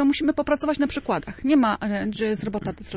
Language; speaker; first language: Polish; native; Polish